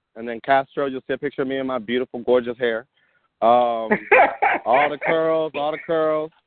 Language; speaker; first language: English; early bilingual, other home language; Spanish